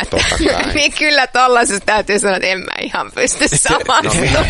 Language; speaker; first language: Finnish; native; Finnish